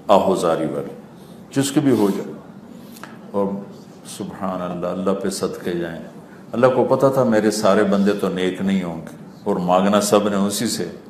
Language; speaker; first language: Urdu; non-native, local second language; Punjabi